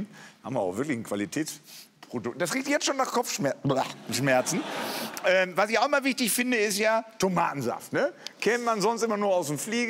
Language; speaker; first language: German; native; German